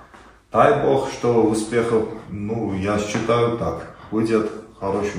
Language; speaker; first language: Russian; non-native, learner; Armenian